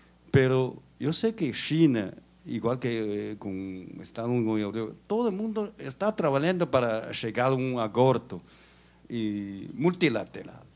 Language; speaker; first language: Portuguese; non-native, learner; Chinese